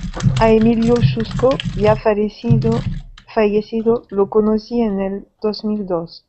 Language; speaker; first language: Spanish; non-native, learner; French